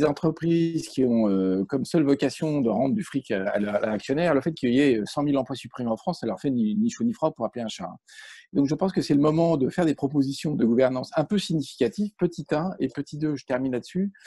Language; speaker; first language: French; native; French